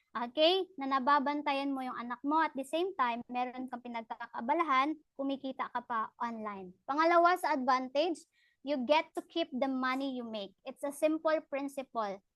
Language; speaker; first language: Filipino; non-native, local second language; Cebuano